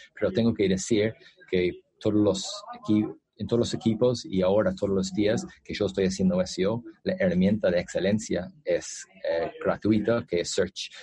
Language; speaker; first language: Spanish; non-native, fluent; English